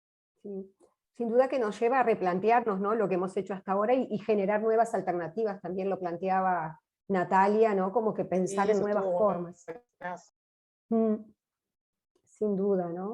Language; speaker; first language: Spanish; native; Spanish